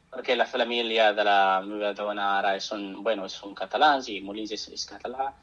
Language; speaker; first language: Catalan; non-native, fluent; Arabic